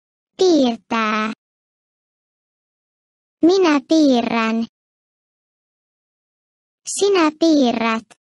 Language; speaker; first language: Finnish; non-native, fluent; Turkish